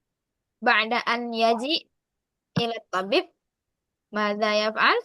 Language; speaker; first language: Arabic; non-native, fluent; Indonesian